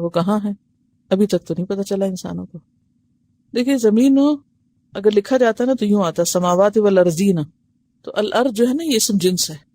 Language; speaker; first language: Urdu; native; Urdu